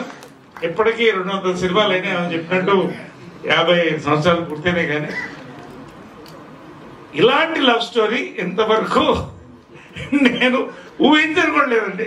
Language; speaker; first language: Telugu; native; Telugu